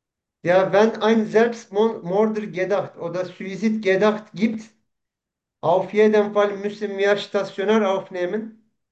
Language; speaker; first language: German; non-native, learner; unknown